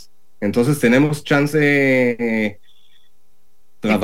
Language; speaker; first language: Spanish; non-native, learner; Hebrew